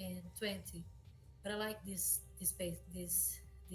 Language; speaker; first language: English; non-native, learner; Portuguese